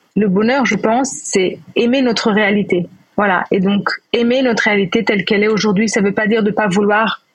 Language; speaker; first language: French; native; French